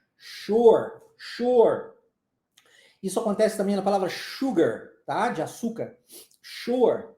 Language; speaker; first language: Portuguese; early bilingual, heritage; Portuguese